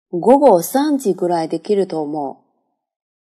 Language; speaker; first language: Japanese; non-native, fluent; Chinese